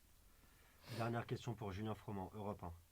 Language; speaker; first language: French; native; French